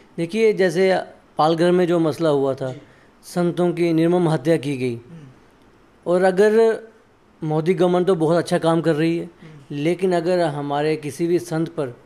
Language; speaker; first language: Hindi; native; Hindi